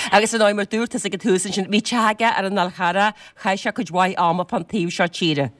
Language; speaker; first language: Irish; native; Irish